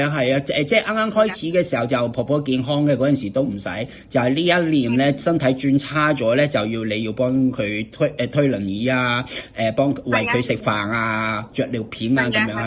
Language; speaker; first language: Cantonese; native; Cantonese